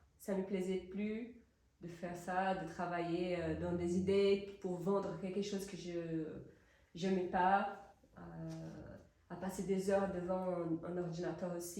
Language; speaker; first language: French; non-native, fluent; Portuguese